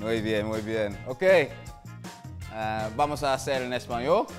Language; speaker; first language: Spanish; non-native, learner; Dutch